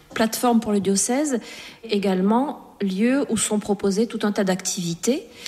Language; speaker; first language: French; native; French